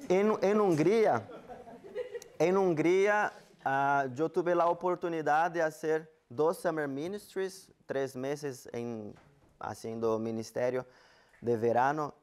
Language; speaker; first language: Spanish; non-native, fluent; Portuguese